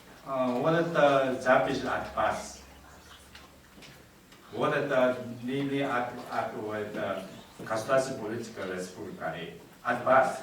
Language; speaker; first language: Russian; non-native, learner; Korean